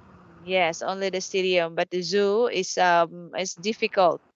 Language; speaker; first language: English; non-native, fluent; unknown